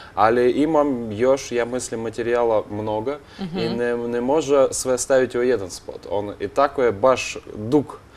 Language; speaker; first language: Bosnian; non-native, learner; Russian